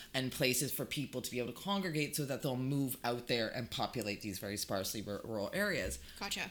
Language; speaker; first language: English; native; English